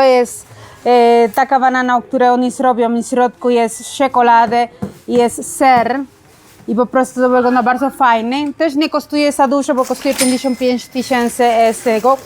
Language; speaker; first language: Polish; non-native, learner; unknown